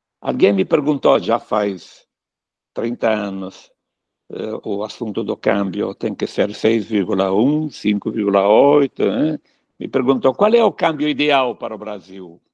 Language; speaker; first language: Portuguese; non-native, fluent; Italian